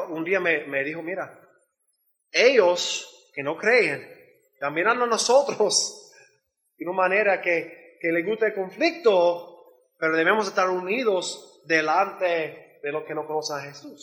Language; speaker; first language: Spanish; non-native, learner; English